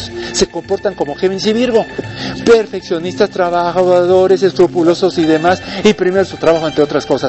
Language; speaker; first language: Spanish; native; Spanish